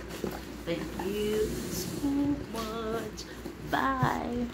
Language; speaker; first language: English; non-native, local second language; Filipino